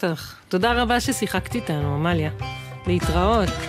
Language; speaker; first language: Hebrew; native; Hebrew